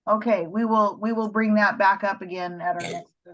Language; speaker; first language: English; native; English